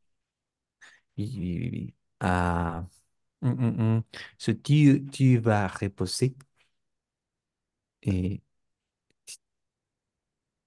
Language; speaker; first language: French; non-native, learner; Spanish